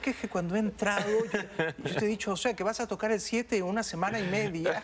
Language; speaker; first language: Spanish; native; Spanish